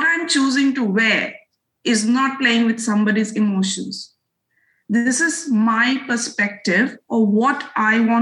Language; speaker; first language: English; non-native, local second language; Bangla